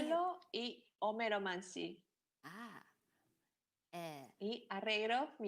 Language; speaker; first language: Spanish; non-native, learner; Japanese